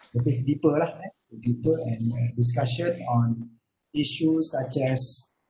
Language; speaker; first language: English; non-native, local second language; Malay